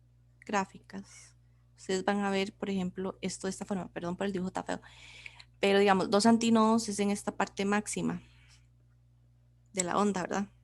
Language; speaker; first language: Spanish; native; Spanish